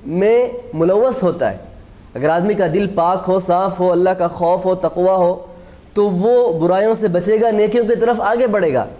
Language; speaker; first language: Urdu; native; Urdu